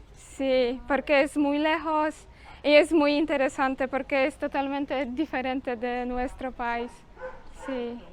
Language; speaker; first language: Spanish; non-native, learner; Polish